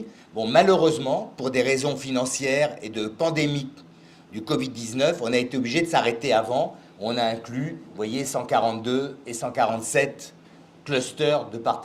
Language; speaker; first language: French; native; French